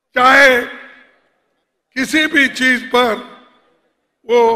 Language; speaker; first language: Hindi; non-native, local second language; Kannada